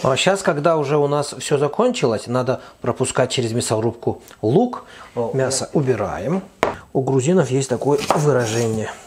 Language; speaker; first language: Russian; non-native, fluent; Azerbaijani